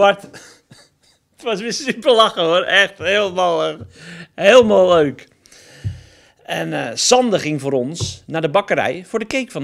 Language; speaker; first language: Dutch; native; Dutch